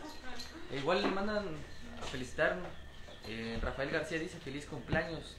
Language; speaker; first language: Spanish; native; Spanish